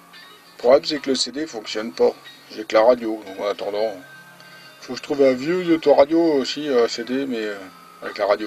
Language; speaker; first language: French; native; French